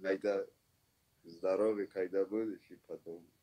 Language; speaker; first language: Russian; non-native, learner; Persian